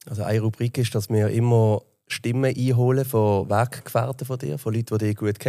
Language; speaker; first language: German; native; German